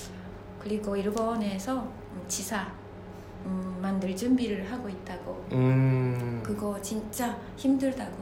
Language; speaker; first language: Korean; non-native, fluent; Japanese